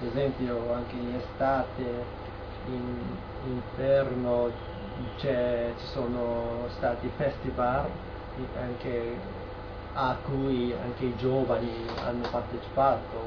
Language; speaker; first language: Italian; non-native, learner; Japanese